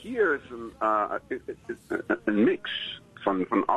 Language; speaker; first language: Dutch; non-native, fluent; English